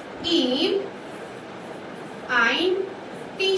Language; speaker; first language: German; non-native, fluent; Hindi